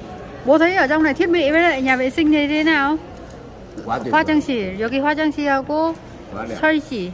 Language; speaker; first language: Korean; non-native, learner; Vietnamese